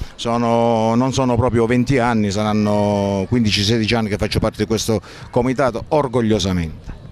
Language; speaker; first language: Italian; native; Italian